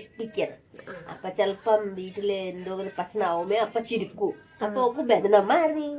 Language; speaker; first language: Malayalam; non-native, learner; Hindi